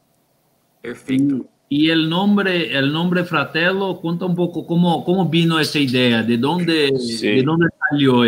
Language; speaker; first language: Spanish; non-native, fluent; Portuguese